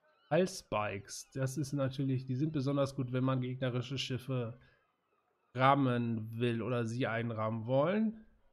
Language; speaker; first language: German; native; German